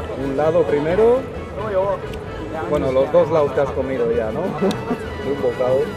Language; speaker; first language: Spanish; native; Spanish